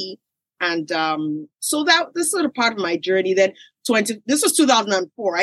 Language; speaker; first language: English; non-native, local second language; Yoruba